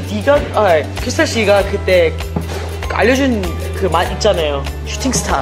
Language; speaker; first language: Korean; non-native, fluent; English